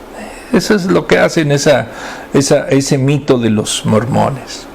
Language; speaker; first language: Spanish; native; Spanish